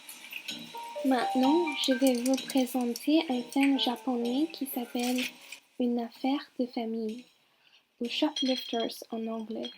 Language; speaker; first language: French; non-native, fluent; Chinese